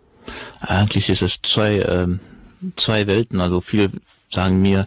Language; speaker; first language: German; non-native, fluent; French